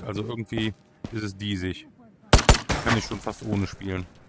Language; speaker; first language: German; native; German